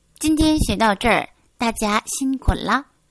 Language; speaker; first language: Chinese; non-native, fluent; Korean